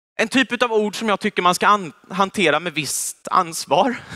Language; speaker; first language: Swedish; native; Swedish